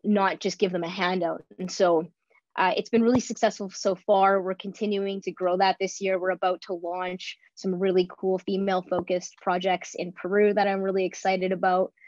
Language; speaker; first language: English; native; English